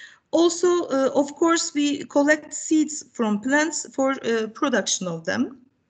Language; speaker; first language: English; non-native, fluent; Turkish